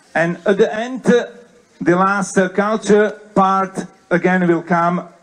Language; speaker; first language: English; non-native, fluent; Slovak